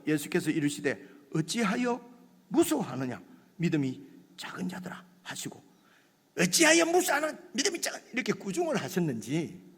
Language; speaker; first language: Korean; native; Korean